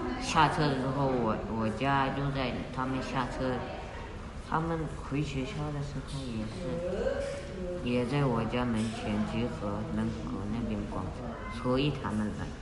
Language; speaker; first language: Chinese; non-native, local second language; Uyghur